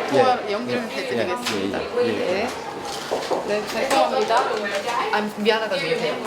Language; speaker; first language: Korean; non-native, fluent; Vietnamese